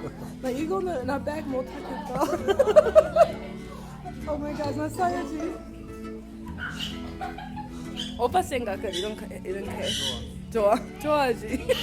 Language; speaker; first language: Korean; non-native, learner; English